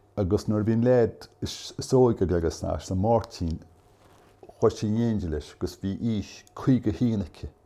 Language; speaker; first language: Irish; native; Irish